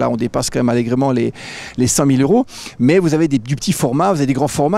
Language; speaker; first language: French; native; French